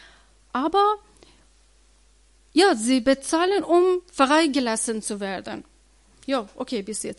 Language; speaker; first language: German; non-native, learner; Persian